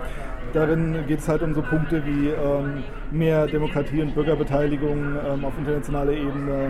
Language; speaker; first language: German; native; German